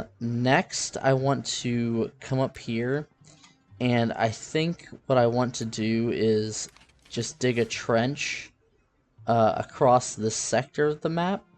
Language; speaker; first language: English; native; English